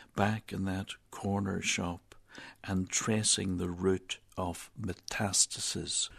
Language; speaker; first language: English; native; English